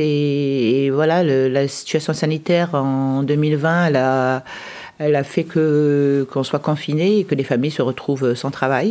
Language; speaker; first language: French; early bilingual, other home language; Arabic